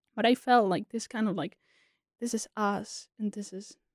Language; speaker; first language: English; non-native, fluent; Spanish